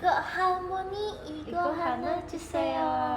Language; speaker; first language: Korean; non-native, learner; Indonesian